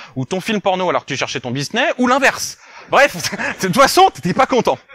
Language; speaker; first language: French; native; French